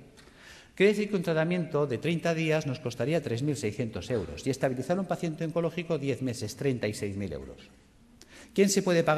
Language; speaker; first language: Spanish; native; Spanish